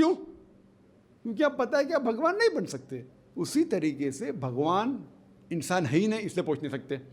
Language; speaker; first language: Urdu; non-native, local second language; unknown